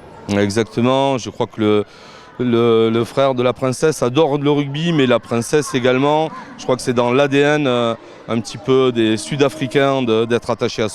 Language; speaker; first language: French; native; French